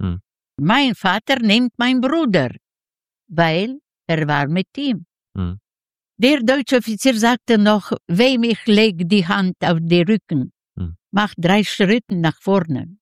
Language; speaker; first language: German; non-native, learner; Yiddish